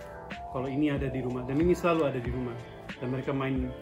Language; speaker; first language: Indonesian; non-native, fluent; English